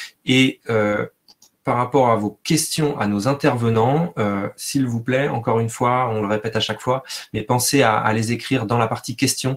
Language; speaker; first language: French; native; French